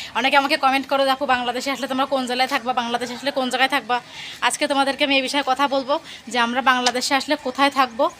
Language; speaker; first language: Bangla; native; Bangla